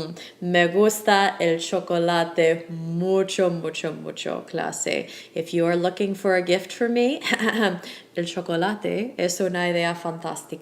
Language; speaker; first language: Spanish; non-native, fluent; English